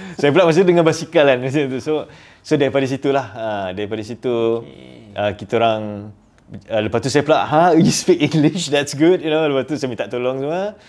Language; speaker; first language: Malay; native; Malay